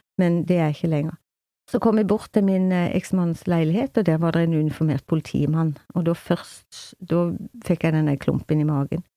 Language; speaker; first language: Norwegian; native; Norwegian